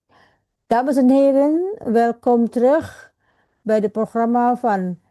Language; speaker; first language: Dutch; non-native, fluent; Indonesian